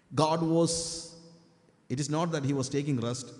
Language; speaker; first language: English; non-native, local second language; Malayalam